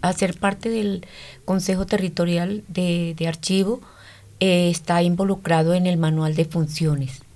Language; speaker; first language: Spanish; native; Spanish